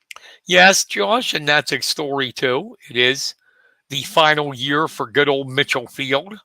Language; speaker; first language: English; native; English